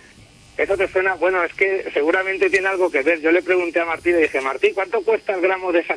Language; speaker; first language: Spanish; native; Spanish